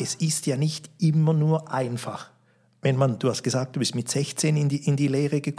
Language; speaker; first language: German; native; German